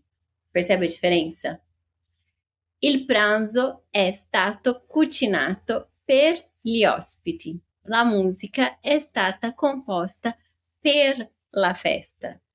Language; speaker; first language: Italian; non-native, fluent; Portuguese